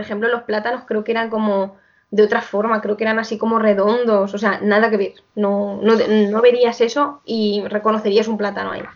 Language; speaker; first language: Spanish; native; Spanish